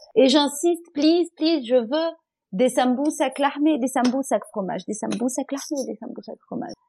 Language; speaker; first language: French; non-native, local second language; Arabic